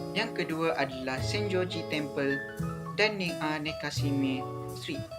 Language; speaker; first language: Malay; native; Malay